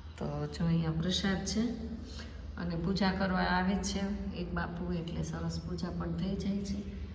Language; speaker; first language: Gujarati; native; Gujarati